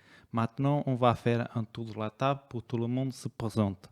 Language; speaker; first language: French; non-native, learner; Portuguese